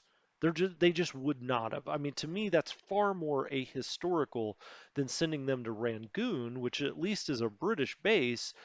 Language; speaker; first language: English; native; English